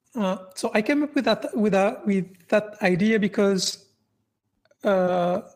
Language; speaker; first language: English; non-native, fluent; French